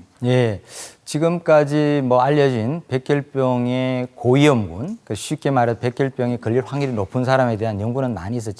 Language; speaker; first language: Korean; native; Korean